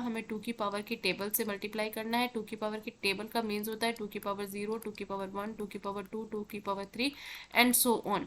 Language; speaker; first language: Hindi; native; Hindi